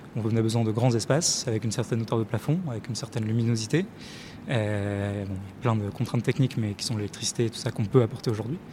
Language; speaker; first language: French; native; French